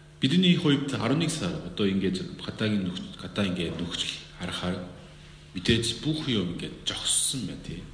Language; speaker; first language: Mongolian; non-native, fluent; Korean